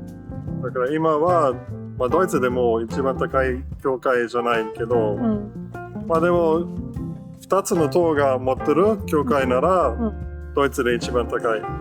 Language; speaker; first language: Japanese; non-native, fluent; German